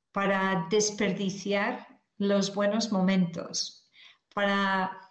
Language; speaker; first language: Spanish; non-native, fluent; English